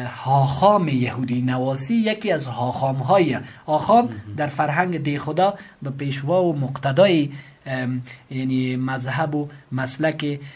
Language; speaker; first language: Persian; native; Persian